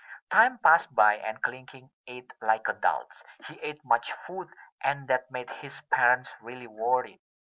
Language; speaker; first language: English; non-native, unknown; Indonesian